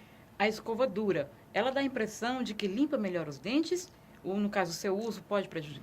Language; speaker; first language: Portuguese; native; Portuguese